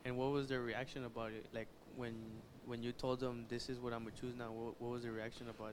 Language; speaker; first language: English; early bilingual, other home language; Spanish